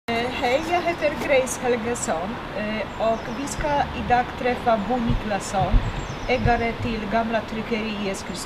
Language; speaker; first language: Swedish; non-native, learner; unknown